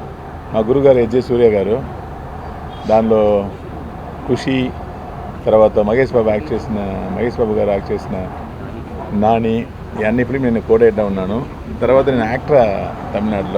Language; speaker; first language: Telugu; non-native, learner; Tamil